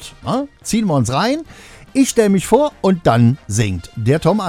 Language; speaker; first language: German; native; German